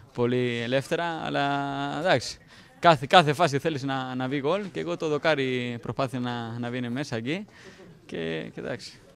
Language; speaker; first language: Greek; non-native, learner; Spanish